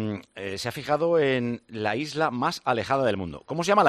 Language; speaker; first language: Spanish; native; Spanish